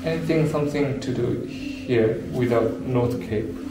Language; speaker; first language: English; non-native, learner; Korean